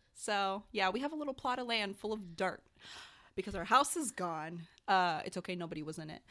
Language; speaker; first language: English; early bilingual, other home language; Portuguese